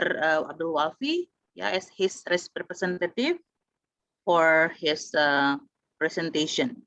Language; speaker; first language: English; non-native, fluent; Indonesian